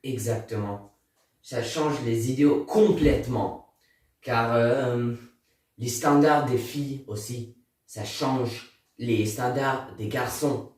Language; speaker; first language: French; non-native, learner; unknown